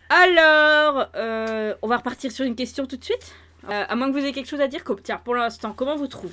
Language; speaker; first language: French; native; French